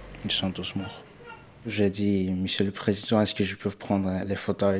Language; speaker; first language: French; non-native, learner; Armenian